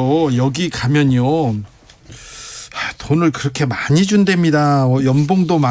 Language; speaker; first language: Korean; native; Korean